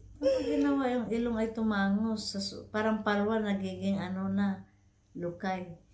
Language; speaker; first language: Filipino; non-native, local second language; Cebuano